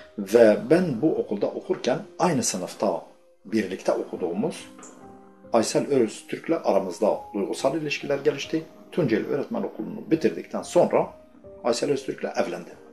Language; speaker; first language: Turkish; non-native, local second language; Kurdish